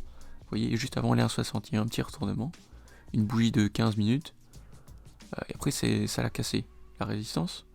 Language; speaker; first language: French; native; French